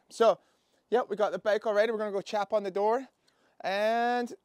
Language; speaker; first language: English; native; English